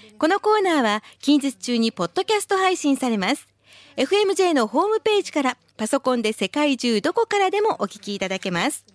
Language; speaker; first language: Japanese; native; Japanese